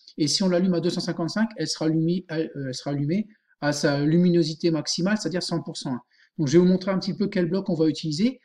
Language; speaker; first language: French; native; French